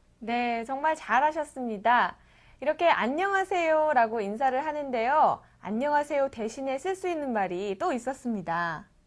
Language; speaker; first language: Korean; native; Korean